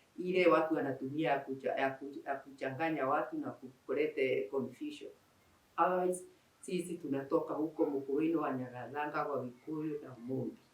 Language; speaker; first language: Swahili; non-native, local second language; Kikuyu